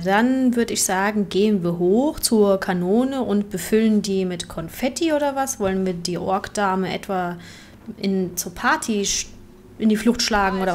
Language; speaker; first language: German; native; German